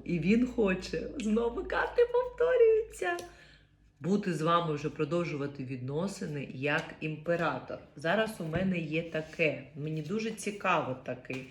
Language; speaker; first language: Ukrainian; non-native, local second language; Russian